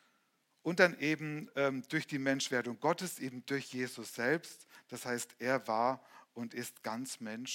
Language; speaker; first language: German; native; German